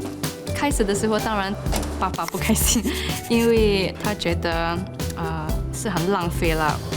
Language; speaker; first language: Chinese; non-native, local second language; English